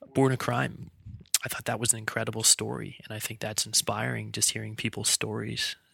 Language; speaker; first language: English; native; English